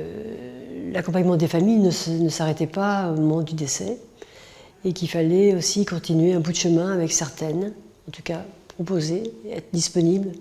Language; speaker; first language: French; native; French